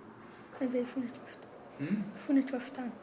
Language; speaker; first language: German; non-native, learner; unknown